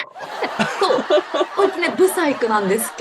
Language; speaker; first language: Japanese; native; Japanese